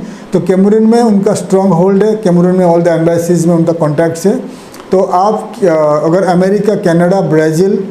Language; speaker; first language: Hindi; non-native, local second language; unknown